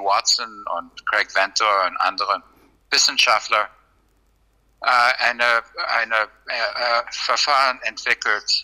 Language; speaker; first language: German; non-native, fluent; English